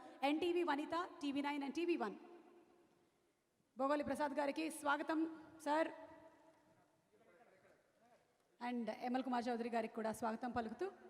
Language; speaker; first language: Telugu; native; Telugu